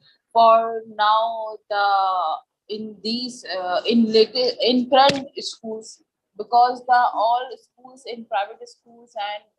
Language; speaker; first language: English; non-native, learner; Urdu